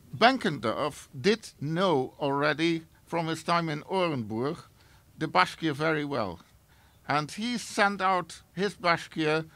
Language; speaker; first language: English; non-native, fluent; Dutch